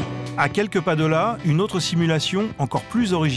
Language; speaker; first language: French; native; French